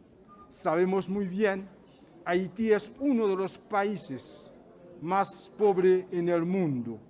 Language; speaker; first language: Spanish; non-native, fluent; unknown